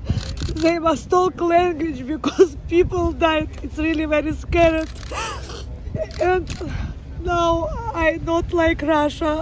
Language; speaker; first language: English; non-native, learner; Ukrainian